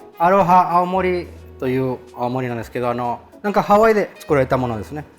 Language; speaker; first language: Japanese; early bilingual, heritage; Spanish